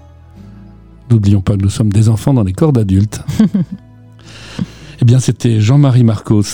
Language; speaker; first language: French; native; French